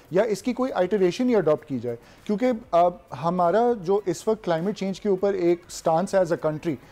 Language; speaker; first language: Urdu; native; Urdu